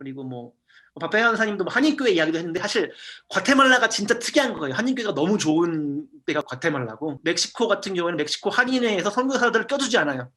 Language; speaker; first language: Korean; native; Korean